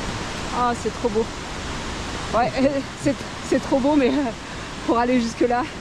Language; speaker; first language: French; native; French